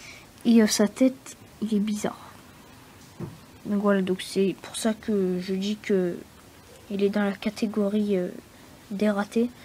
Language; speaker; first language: French; native; French